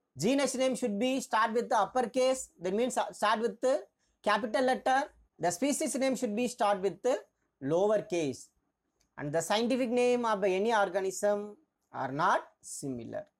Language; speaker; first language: English; non-native, local second language; Tamil